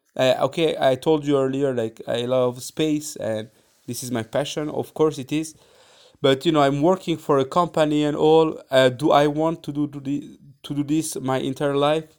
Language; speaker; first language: English; non-native, fluent; French